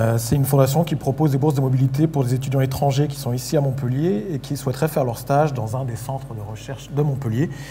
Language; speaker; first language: French; native; French